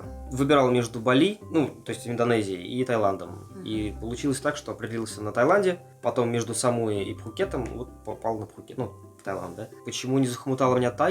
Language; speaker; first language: Russian; native; Russian